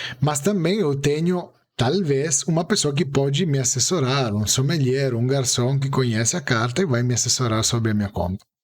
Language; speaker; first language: Portuguese; non-native, fluent; Italian